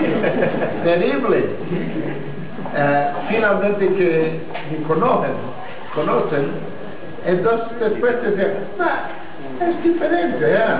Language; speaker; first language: Spanish; non-native, learner; English